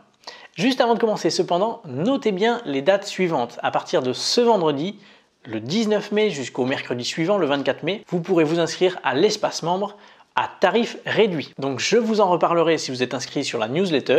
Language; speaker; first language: French; native; French